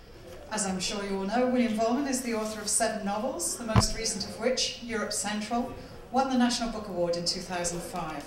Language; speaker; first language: English; native; English